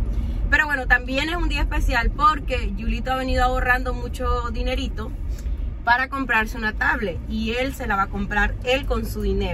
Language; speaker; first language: Spanish; native; Spanish